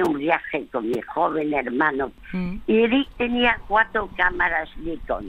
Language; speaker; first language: Spanish; early bilingual, other home language; French